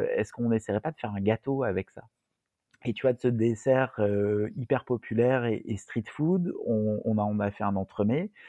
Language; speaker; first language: French; native; French